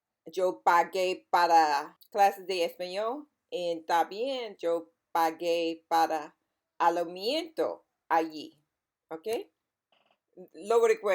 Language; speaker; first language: Spanish; non-native, learner; English